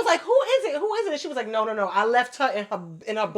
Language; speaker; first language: English; native; English